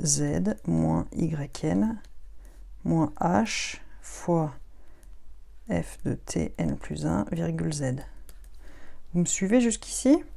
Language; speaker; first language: French; native; French